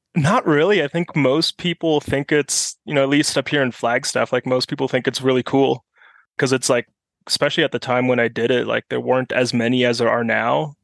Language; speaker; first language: English; non-native, fluent; German